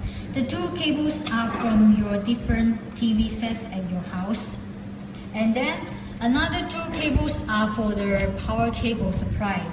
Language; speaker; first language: English; non-native, fluent; Chinese